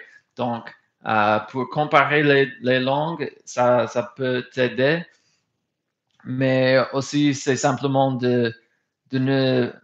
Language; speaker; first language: French; non-native, fluent; English